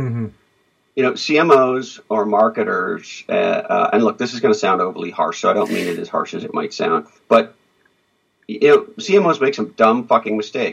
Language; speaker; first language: English; native; English